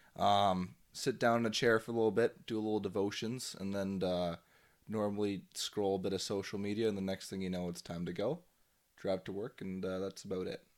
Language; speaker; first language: English; native; English